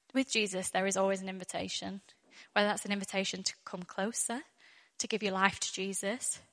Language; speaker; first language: English; native; English